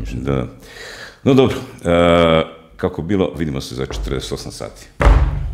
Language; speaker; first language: Croatian; native; Croatian